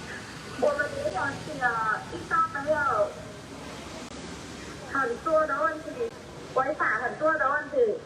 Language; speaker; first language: Chinese; non-native, fluent; Vietnamese